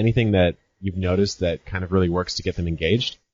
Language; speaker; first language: English; native; English